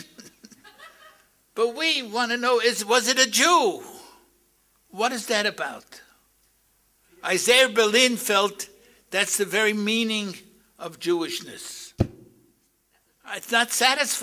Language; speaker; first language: English; native; English